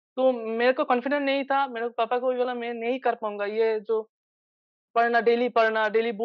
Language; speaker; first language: Hindi; non-native, local second language; Bangla